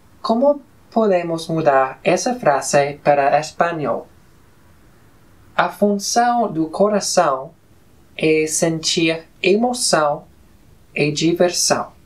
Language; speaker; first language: Portuguese; non-native, fluent; Spanish